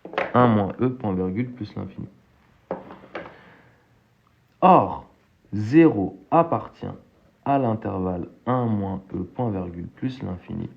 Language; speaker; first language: French; native; French